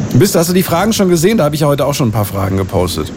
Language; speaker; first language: German; native; German